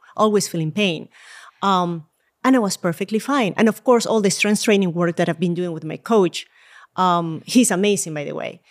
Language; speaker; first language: English; non-native, fluent; Spanish